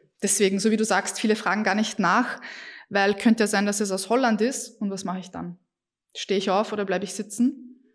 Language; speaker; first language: German; early bilingual, other home language; Bosnian